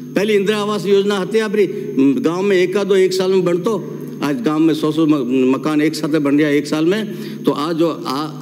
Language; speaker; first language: Hindi; native; Hindi